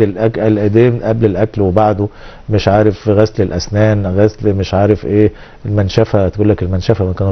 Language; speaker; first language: Arabic; native; Arabic